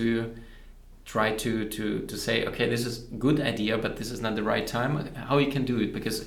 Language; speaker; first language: English; non-native, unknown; German